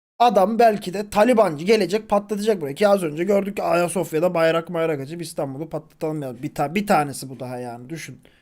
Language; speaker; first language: Turkish; native; Turkish